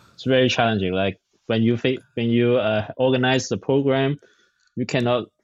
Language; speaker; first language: English; non-native, local second language; Cantonese